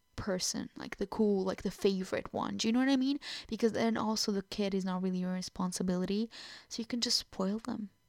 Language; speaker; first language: English; non-native, fluent; Portuguese